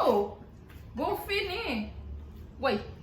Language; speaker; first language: English; non-native, fluent; Haitian Creole